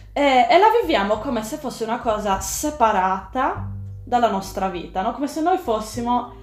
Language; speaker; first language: Italian; native; Italian